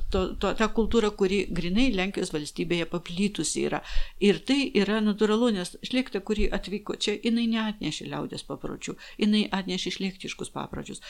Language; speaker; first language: Lithuanian; non-native, local second language; Polish